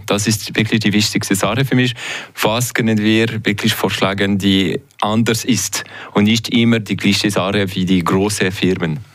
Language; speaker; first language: German; non-native, local second language; Italian